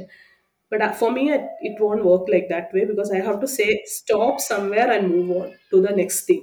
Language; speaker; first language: English; non-native, local second language; Malayalam